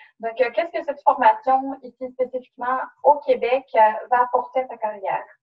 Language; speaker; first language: French; native; French